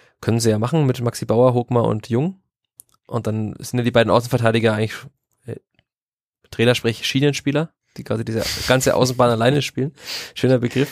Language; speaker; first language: German; native; German